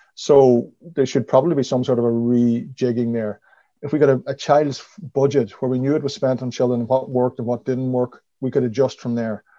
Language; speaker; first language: English; native; English